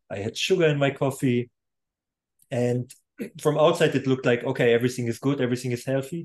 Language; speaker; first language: English; non-native, fluent; German